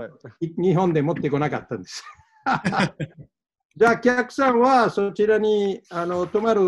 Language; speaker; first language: Japanese; non-native, fluent; Italian